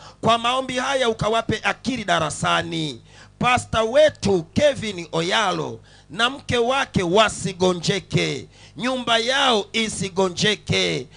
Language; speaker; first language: Swahili; non-native, local second language; Sukuma